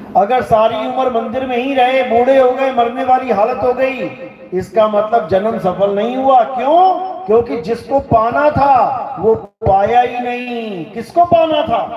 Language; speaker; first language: Hindi; native; Hindi